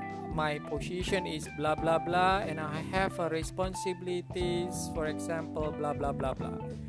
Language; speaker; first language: English; non-native, learner; Indonesian